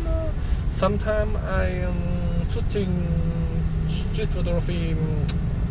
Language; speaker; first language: English; non-native, learner; Vietnamese